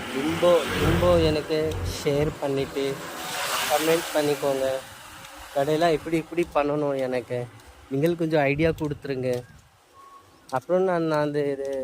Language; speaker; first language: Tamil; native; Tamil